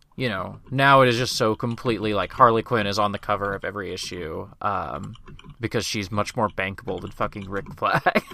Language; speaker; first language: English; native; English